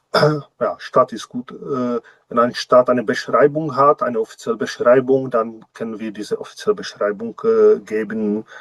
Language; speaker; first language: German; non-native, learner; Czech